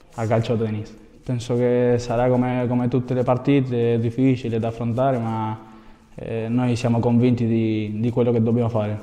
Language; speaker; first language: Italian; non-native, fluent; Spanish